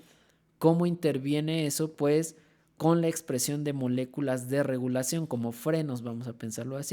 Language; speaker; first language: Spanish; native; Spanish